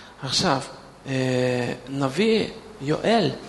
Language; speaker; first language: Hebrew; non-native, fluent; Russian